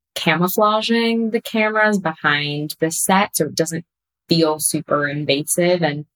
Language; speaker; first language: English; native; English